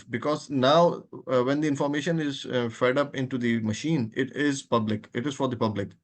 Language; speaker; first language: English; non-native, local second language; Urdu